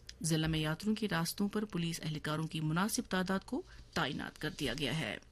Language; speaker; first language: Urdu; non-native, local second language; Kashmiri